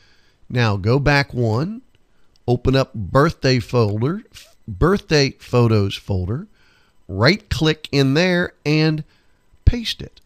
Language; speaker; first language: English; native; English